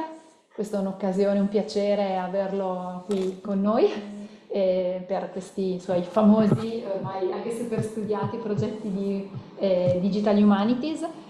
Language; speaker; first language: Italian; native; Italian